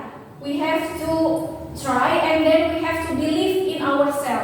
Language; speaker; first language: English; non-native, fluent; Indonesian